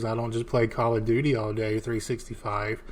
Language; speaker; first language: English; native; English